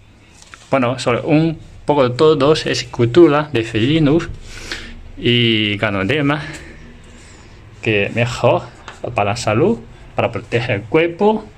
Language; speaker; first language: Spanish; non-native, learner; Chinese